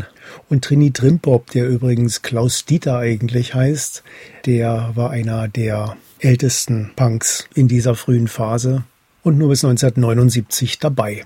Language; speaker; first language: German; native; German